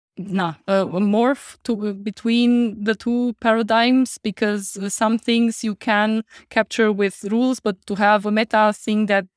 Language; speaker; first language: English; non-native, fluent; Romanian